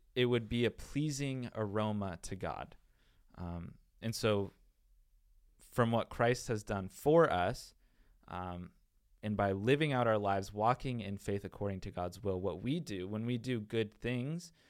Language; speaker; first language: English; native; English